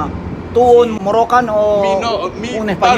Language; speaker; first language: Spanish; non-native, local second language; Chavacano